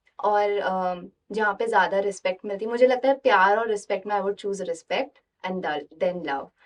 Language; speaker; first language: Hindi; native; Hindi